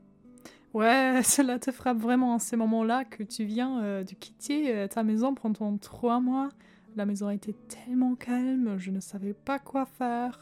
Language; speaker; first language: French; non-native, fluent; German